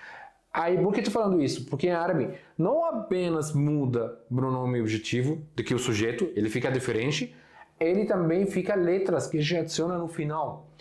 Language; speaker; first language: Portuguese; non-native, fluent; Arabic